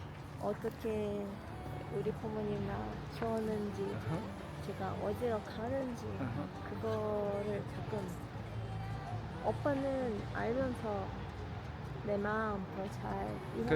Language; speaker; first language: Korean; non-native, learner; Russian